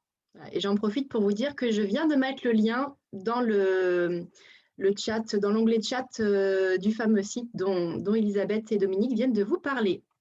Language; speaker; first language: French; native; French